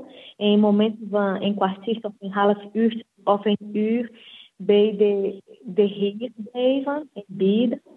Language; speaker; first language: Dutch; non-native, fluent; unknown